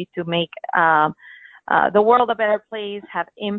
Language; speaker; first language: English; non-native, fluent; Spanish